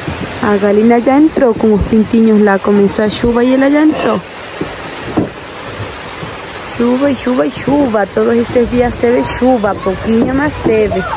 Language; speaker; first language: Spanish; non-native, learner; Portuguese